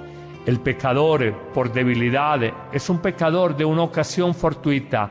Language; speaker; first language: Spanish; native; Spanish